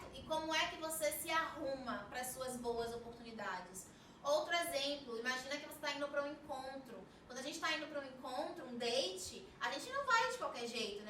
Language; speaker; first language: Portuguese; native; Portuguese